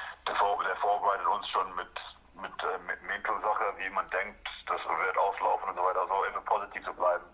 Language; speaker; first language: German; non-native, fluent; Afrikaans